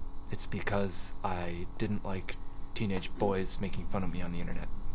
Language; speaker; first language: English; native; English